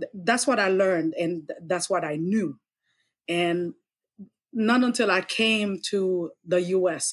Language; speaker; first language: English; non-native, fluent; Haitian Creole